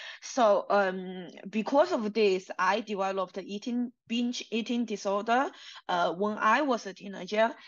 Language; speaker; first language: English; non-native, fluent; Chinese